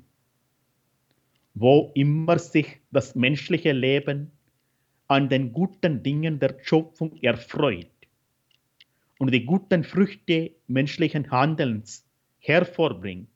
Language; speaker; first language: German; non-native, fluent; Malayalam